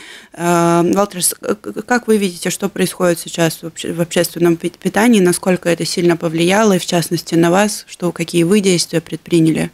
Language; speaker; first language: Russian; native; Russian